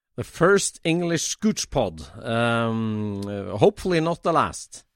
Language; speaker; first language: English; non-native, fluent; Norwegian